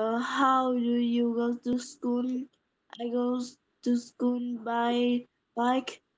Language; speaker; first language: English; non-native, learner; Polish